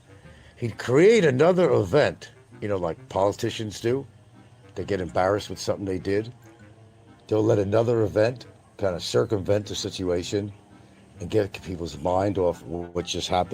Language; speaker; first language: English; native; English